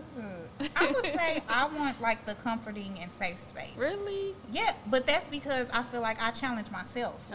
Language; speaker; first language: English; native; English